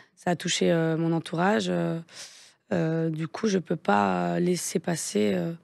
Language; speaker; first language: French; native; French